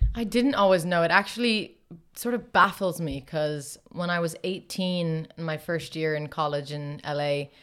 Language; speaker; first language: English; native; English